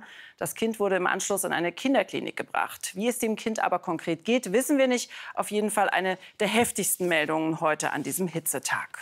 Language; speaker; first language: German; native; German